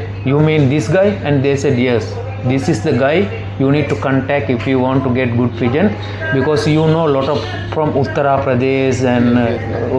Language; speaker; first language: English; non-native, fluent; Sinhala